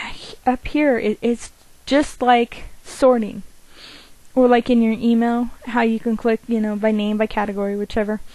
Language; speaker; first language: English; native; English